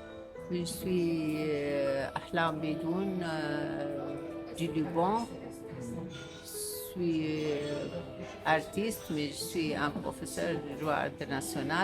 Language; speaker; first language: French; non-native, local second language; Arabic